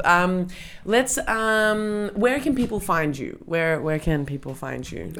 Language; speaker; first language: English; native; English